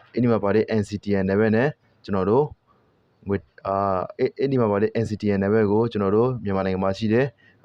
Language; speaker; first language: Burmese; native; Burmese